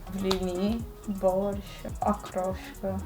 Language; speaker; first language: Russian; non-native, learner; Italian